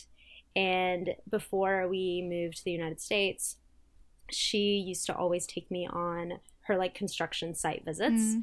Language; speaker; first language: English; early bilingual, other home language; Spanish